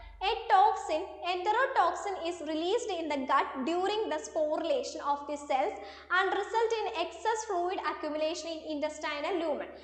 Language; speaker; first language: English; non-native, local second language; Malayalam